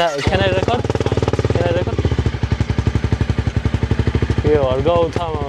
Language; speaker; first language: English; non-native, learner; Georgian